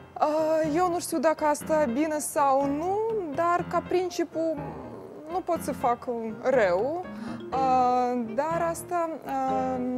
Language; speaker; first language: Romanian; non-native, learner; Russian